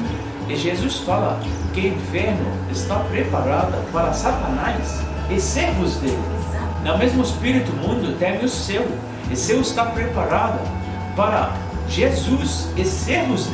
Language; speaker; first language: Portuguese; non-native, learner; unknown